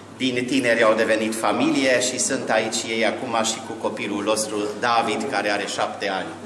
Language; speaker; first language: Romanian; non-native, fluent; Italian